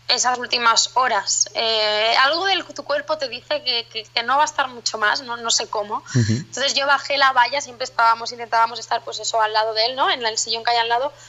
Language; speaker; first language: Spanish; native; Spanish